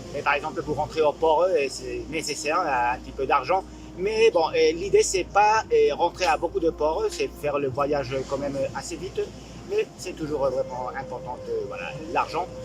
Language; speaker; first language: French; non-native, fluent; Spanish